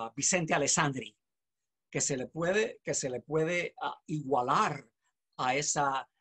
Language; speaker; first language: Spanish; native; Spanish